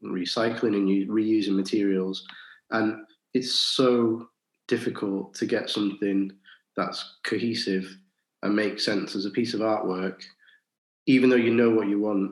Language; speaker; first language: English; native; English